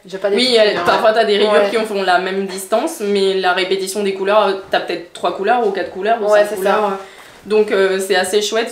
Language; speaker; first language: French; native; French